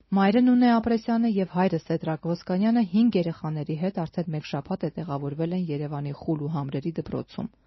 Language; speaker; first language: Armenian; native; Armenian